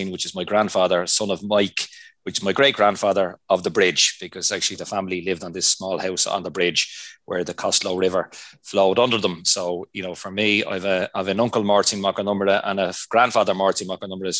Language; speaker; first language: English; non-native, local second language; Irish